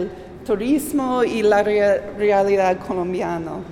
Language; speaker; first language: Spanish; non-native, fluent; English